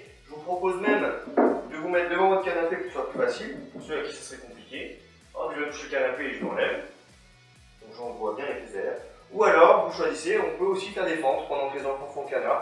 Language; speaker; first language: French; native; French